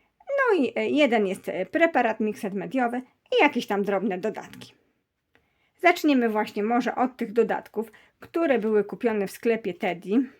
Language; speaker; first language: Polish; native; Polish